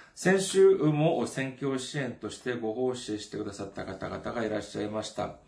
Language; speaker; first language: Japanese; non-native, fluent; Korean